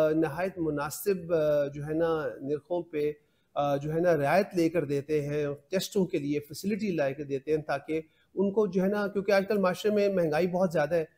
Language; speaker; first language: Urdu; non-native, local second language; Punjabi